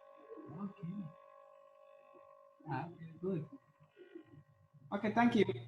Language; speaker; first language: English; non-native, learner; Arabic